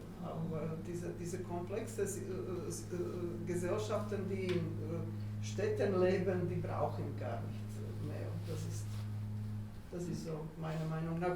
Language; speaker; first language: German; non-native, fluent; Slovak